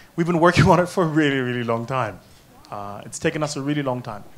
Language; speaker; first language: English; non-native, local second language; Zulu